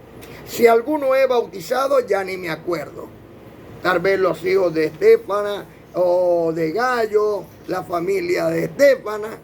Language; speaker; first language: Spanish; native; Spanish